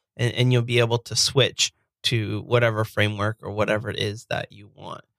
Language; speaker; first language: English; native; English